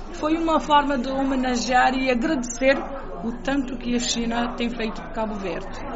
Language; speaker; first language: Portuguese; non-native, local second language; Kabuverdianu